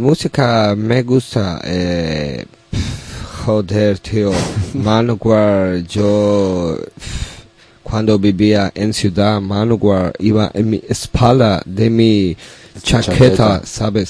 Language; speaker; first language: Spanish; non-native, learner; English